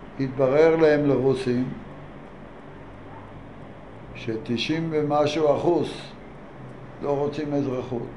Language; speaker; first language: Hebrew; non-native, fluent; Yiddish